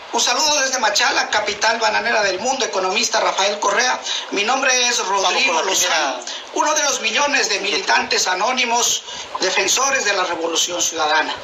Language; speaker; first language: Spanish; native; Spanish